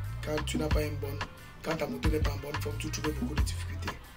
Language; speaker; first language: French; non-native, local second language; English